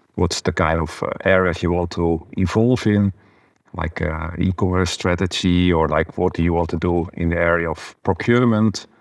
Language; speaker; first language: English; non-native, fluent; Dutch